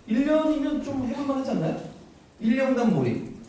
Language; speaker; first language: Korean; native; Korean